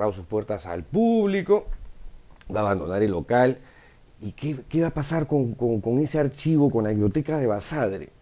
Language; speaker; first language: Spanish; native; Spanish